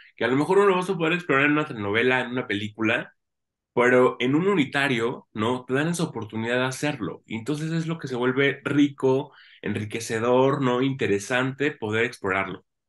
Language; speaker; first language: Spanish; native; Spanish